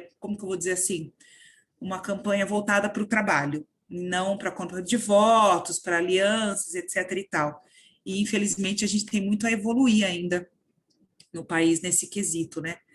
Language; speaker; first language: Portuguese; native; Portuguese